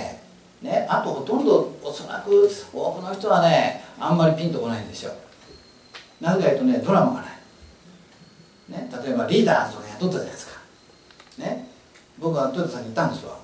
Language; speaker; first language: Japanese; native; Japanese